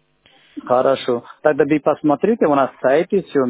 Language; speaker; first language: Russian; non-native, learner; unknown